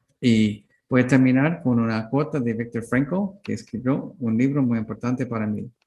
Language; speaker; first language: Spanish; non-native, learner; English